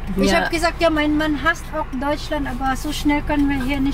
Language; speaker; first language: German; non-native, fluent; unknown